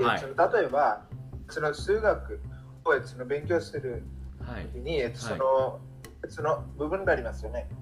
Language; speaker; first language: Japanese; non-native, learner; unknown